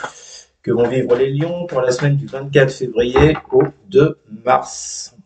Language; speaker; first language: French; native; French